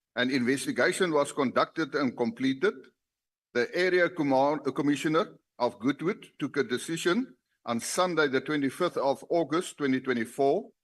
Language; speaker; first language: English; non-native, local second language; Afrikaans